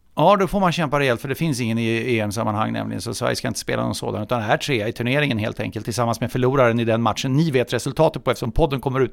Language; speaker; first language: Swedish; native; Swedish